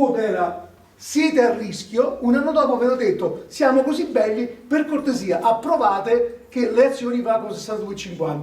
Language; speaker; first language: Italian; native; Italian